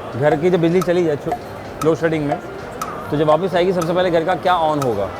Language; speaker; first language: Urdu; native; Urdu